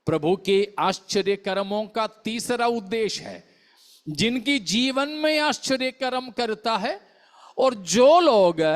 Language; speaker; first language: Hindi; non-native, local second language; Malayalam